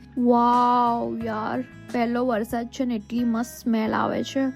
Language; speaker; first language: Gujarati; native; Gujarati